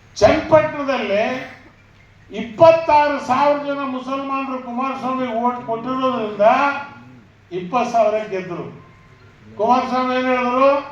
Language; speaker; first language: Kannada; non-native, local second language; Urdu